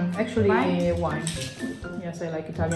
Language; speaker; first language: English; non-native, fluent; Italian